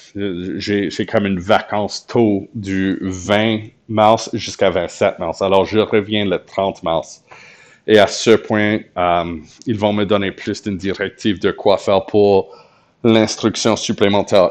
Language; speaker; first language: French; non-native, fluent; English